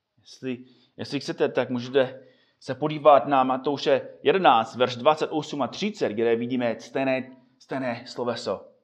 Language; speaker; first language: Czech; non-native, fluent; English